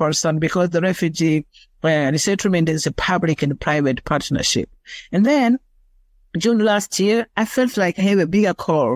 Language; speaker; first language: English; non-native, local second language; Kinyarwanda